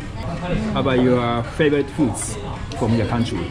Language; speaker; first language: English; non-native, fluent; Japanese